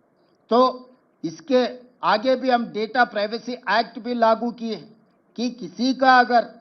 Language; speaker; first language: Hindi; non-native, local second language; Telugu